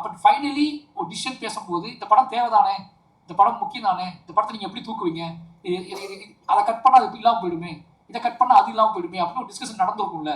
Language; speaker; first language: Tamil; native; Tamil